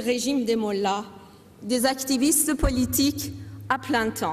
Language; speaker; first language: French; non-native, fluent; Persian